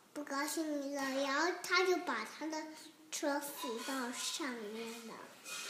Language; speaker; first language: Chinese; early bilingual, heritage; Chinese